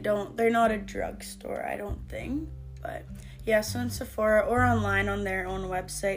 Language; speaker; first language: English; native; English